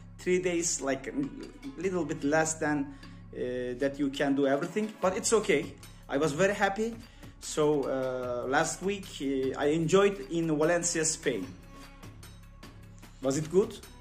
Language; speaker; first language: English; non-native, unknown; Turkish